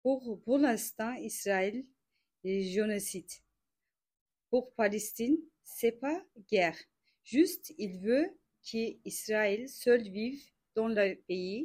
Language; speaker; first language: French; non-native, learner; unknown